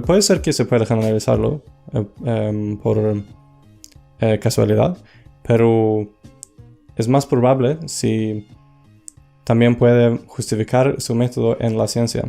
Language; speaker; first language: Spanish; non-native, fluent; Swedish